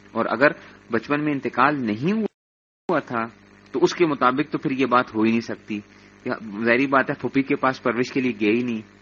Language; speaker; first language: Urdu; native; Urdu